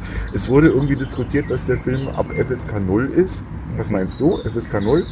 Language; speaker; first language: German; native; German